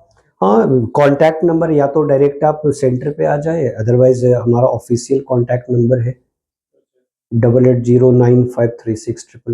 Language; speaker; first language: Hindi; native; Hindi